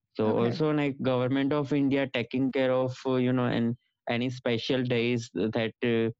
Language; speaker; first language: English; non-native, local second language; Gujarati